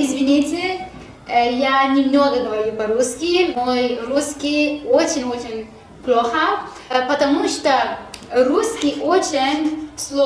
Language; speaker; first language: Russian; non-native, learner; Persian